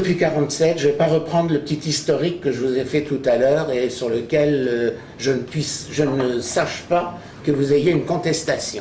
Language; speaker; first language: French; native; French